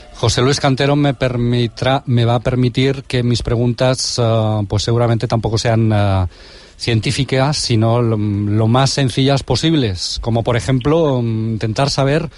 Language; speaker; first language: Spanish; non-native, local second language; Catalan